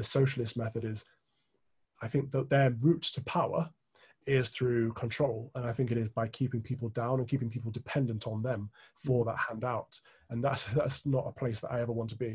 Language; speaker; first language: English; native; English